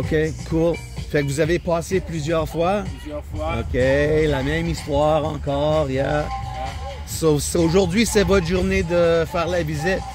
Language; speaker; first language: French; non-native, local second language; English